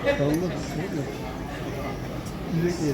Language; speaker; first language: Turkish; native; Turkish